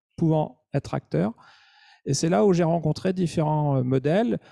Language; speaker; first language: French; native; French